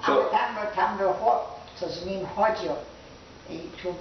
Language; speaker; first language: Polish; early bilingual, heritage; Polish